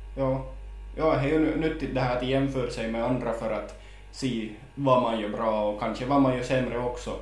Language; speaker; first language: Swedish; native; Swedish